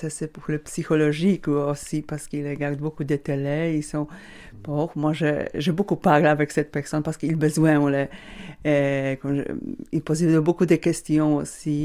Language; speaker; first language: French; non-native, learner; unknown